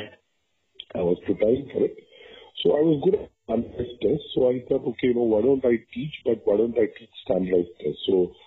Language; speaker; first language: English; non-native, local second language; Tamil